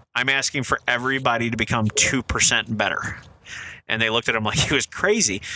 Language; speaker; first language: English; native; English